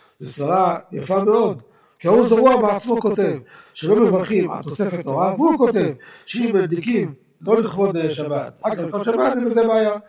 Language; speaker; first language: Hebrew; native; Hebrew